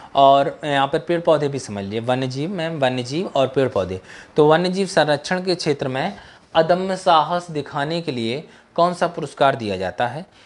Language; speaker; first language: Hindi; native; Hindi